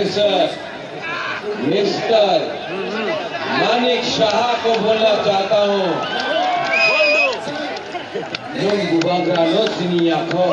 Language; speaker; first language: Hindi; non-native, local second language; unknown